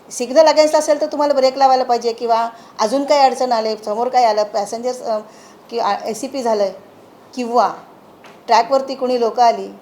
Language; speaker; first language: Marathi; native; Marathi